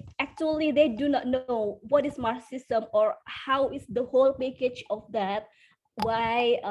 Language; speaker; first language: English; non-native, fluent; Indonesian